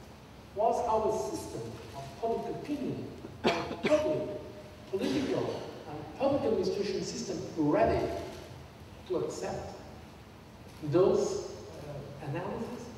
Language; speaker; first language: English; non-native, fluent; Portuguese